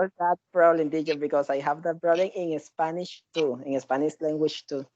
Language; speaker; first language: English; non-native, learner; Spanish